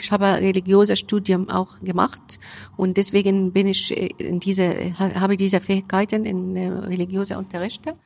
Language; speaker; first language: German; non-native, learner; Arabic